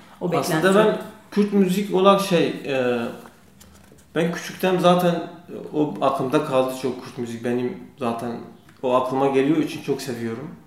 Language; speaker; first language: Turkish; non-native, learner; Kurdish